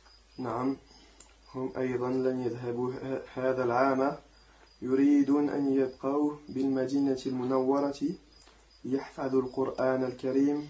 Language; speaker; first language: Arabic; non-native, learner; French